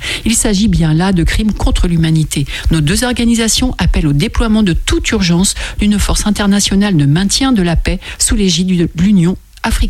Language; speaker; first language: French; native; French